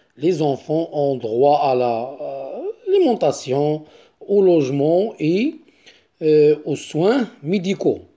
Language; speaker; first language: French; non-native, local second language; Arabic